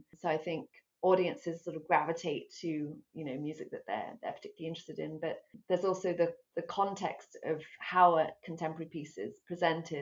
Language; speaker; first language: English; native; English